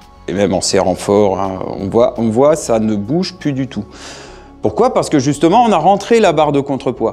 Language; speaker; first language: French; native; French